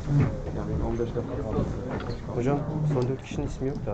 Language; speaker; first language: Turkish; native; Turkish